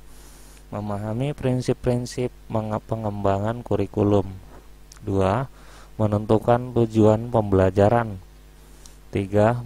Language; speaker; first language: Indonesian; native; Indonesian